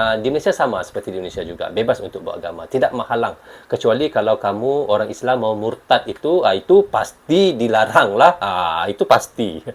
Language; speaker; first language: Malay; native; Malay